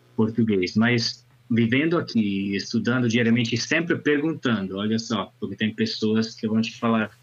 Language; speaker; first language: Portuguese; non-native, fluent; Italian